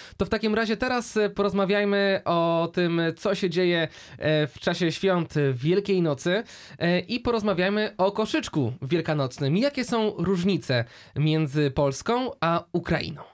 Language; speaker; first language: Polish; native; Polish